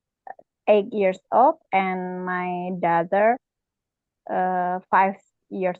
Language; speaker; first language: English; non-native, learner; Indonesian